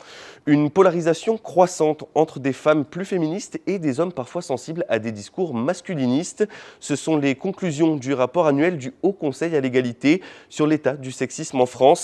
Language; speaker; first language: French; native; French